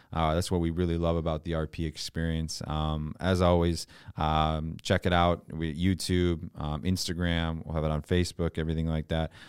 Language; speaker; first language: English; native; English